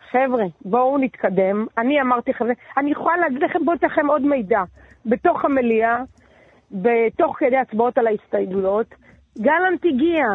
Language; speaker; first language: Hebrew; native; Hebrew